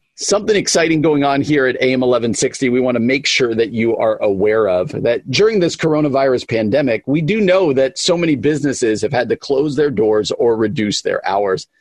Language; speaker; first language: English; native; English